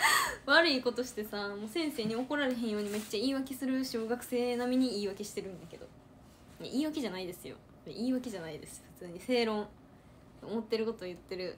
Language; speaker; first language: Japanese; native; Japanese